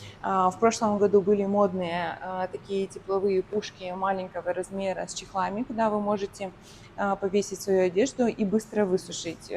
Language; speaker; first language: Russian; native; Russian